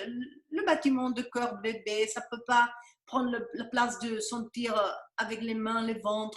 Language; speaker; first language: French; non-native, fluent; Spanish